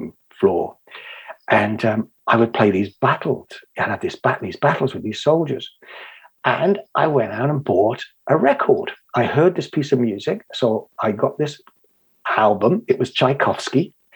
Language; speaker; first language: English; native; English